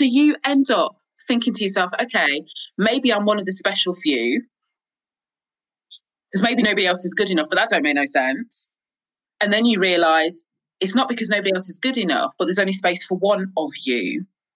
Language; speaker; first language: English; native; English